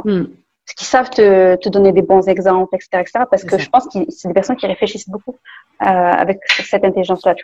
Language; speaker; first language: French; native; French